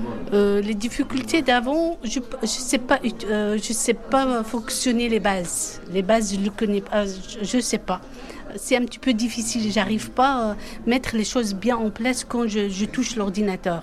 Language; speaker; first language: French; non-native, fluent; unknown